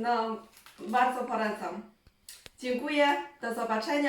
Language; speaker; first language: Polish; non-native, learner; Chinese